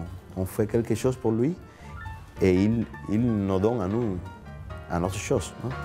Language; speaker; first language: French; non-native, learner; Spanish